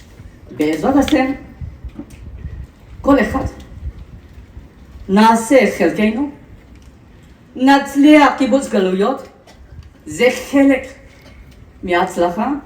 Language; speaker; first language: Hebrew; non-native, fluent; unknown